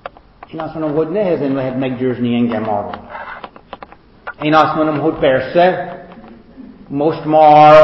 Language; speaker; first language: Hungarian; non-native, fluent; English